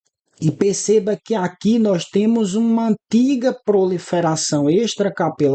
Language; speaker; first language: Portuguese; native; Portuguese